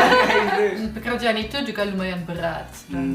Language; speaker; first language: Indonesian; non-native, fluent; German